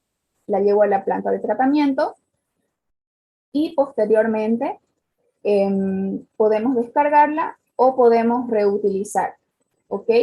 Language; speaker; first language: Spanish; native; Spanish